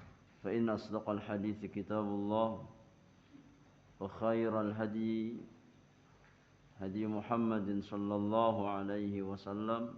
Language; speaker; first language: Arabic; non-native, fluent; Indonesian